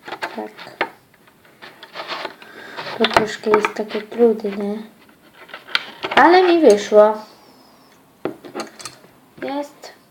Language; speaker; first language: Polish; early bilingual, other home language; Ukrainian